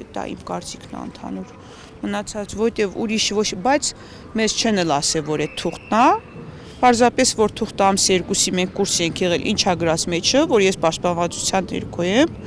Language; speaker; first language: Armenian; native; Armenian